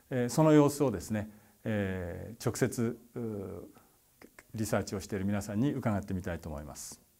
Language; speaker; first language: Japanese; native; Japanese